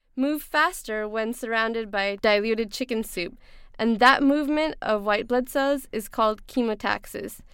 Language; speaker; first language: English; non-native, local second language; Urdu